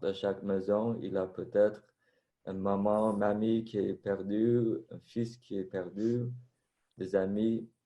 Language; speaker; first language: French; non-native, fluent; Vietnamese